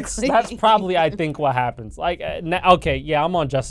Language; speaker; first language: English; native; English